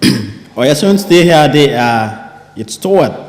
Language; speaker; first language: Danish; non-native, fluent; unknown